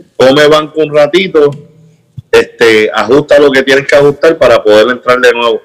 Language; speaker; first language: Spanish; early bilingual, heritage; Spanish